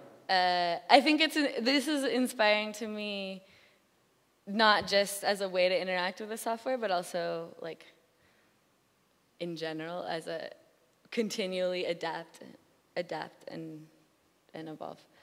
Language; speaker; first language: English; native; English